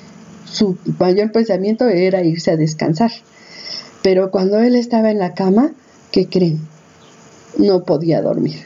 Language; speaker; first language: Spanish; native; Spanish